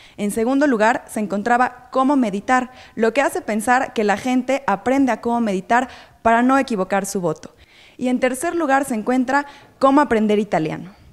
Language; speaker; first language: Spanish; native; Spanish